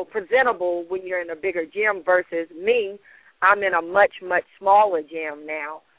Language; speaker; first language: English; native; English